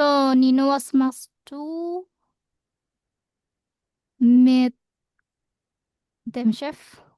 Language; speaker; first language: German; non-native, fluent; Indonesian